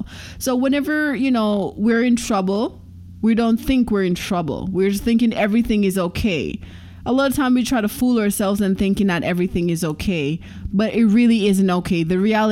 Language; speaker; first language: English; non-native, local second language; Jamaican Creole English